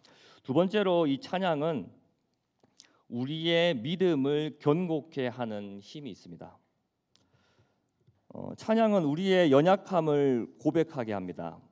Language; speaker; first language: Korean; native; Korean